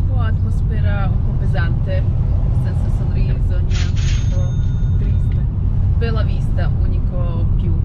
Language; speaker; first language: Italian; non-native, learner; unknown